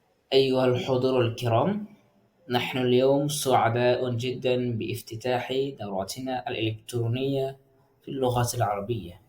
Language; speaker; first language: Arabic; non-native, fluent; Bangla